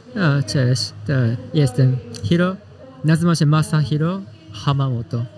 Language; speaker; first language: Polish; non-native, learner; Japanese